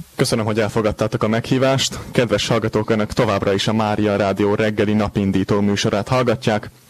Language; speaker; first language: Hungarian; native; Hungarian